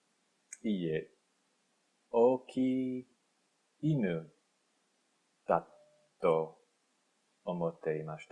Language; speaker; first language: Japanese; non-native, learner; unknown